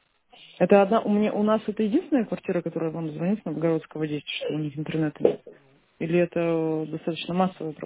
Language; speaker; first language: Russian; native; Russian